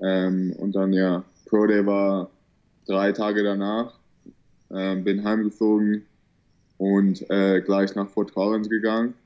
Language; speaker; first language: German; early bilingual, heritage; German